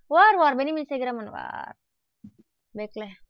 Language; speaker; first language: Turkish; non-native, learner; Indonesian